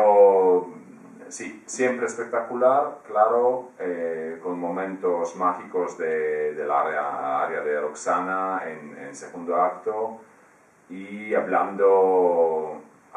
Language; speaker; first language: Spanish; non-native, fluent; Polish